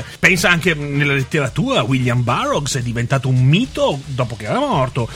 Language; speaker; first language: Italian; native; Italian